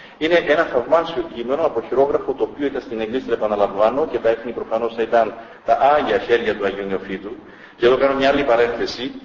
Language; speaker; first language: Greek; native; Greek